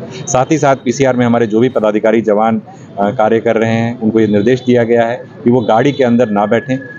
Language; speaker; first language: Hindi; native; Hindi